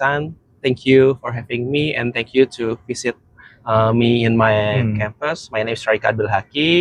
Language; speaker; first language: English; non-native, fluent; Indonesian